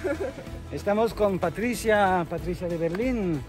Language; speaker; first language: Spanish; non-native, learner; French